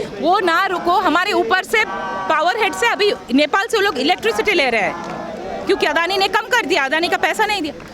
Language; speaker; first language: Hindi; non-native, local second language; Bangla